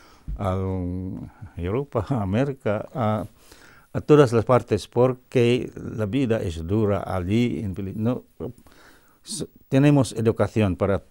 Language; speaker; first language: Spanish; non-native, fluent; Cebuano